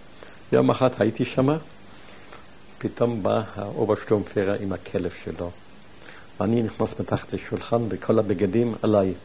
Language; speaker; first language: Hebrew; non-native, fluent; German